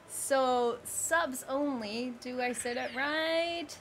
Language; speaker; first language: English; non-native, fluent; Dutch